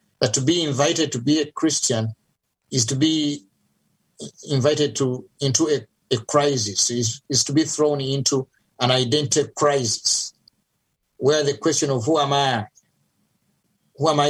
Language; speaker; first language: English; non-native, local second language; Ganda